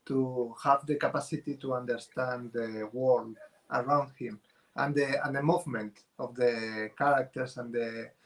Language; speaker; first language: English; non-native, fluent; Spanish